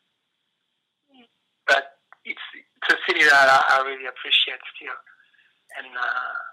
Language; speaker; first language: English; non-native, fluent; French